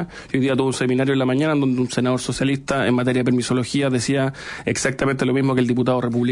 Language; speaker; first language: Spanish; native; Spanish